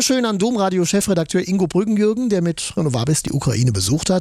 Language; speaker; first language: German; native; German